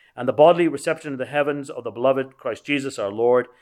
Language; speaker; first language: English; native; English